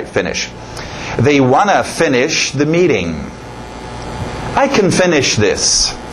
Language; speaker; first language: English; non-native, fluent; Portuguese